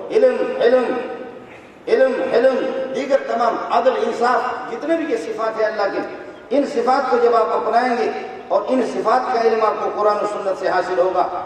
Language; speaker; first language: Urdu; non-native, local second language; Brahui